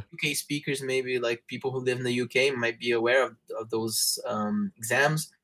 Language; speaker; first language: English; non-native, fluent; Portuguese